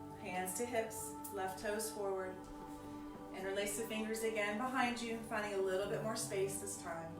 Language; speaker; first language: English; native; English